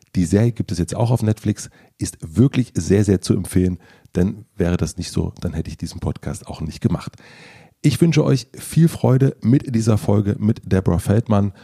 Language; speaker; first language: German; native; German